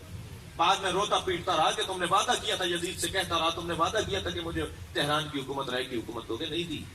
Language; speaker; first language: Urdu; native; Urdu